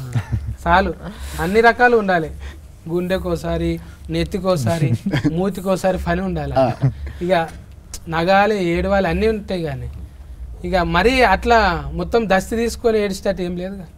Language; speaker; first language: Telugu; native; Telugu